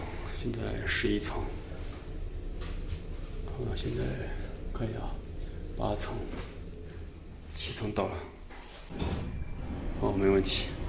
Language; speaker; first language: Chinese; native; Chinese